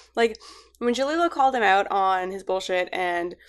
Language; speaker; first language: English; early bilingual, other home language; Arabic